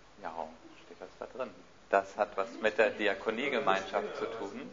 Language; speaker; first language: German; native; German